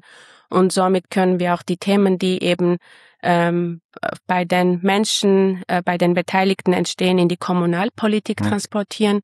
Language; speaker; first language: German; non-native, fluent; Armenian